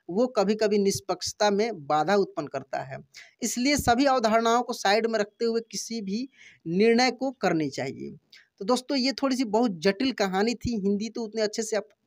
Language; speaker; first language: Hindi; native; Hindi